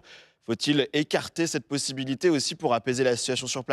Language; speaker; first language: French; native; French